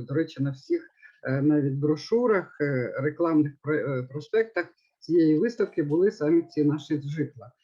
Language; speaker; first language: Ukrainian; native; Ukrainian